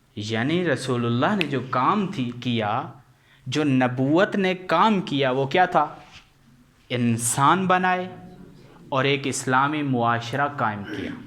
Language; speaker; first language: Urdu; non-native, local second language; Punjabi